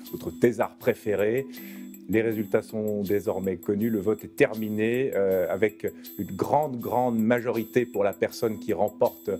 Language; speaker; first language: French; native; French